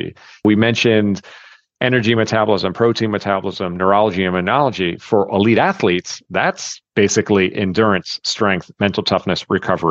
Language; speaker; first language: English; native; English